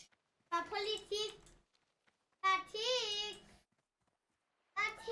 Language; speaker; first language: Danish; early bilingual, other home language; Vietnamese